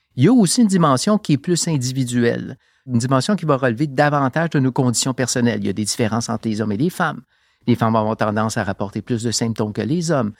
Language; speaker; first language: French; native; French